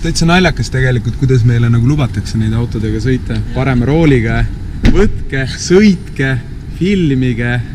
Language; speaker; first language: Estonian; native; Estonian